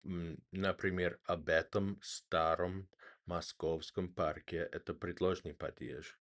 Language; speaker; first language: Russian; non-native, learner; English